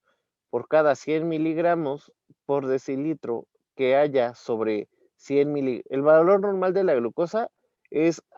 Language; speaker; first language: Spanish; native; Spanish